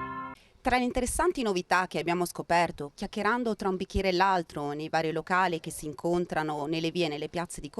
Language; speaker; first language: Italian; native; Italian